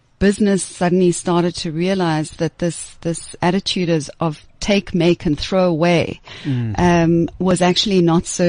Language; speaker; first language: English; native; English